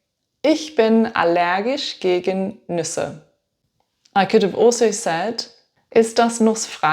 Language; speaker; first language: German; non-native, fluent; English